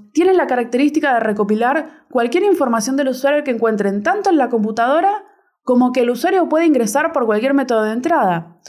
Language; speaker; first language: Spanish; native; Spanish